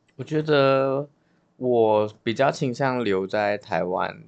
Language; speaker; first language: Chinese; native; Chinese